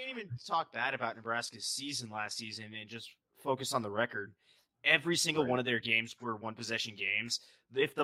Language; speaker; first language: English; native; English